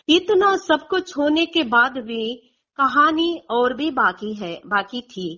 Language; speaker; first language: Hindi; non-native, local second language; Konkani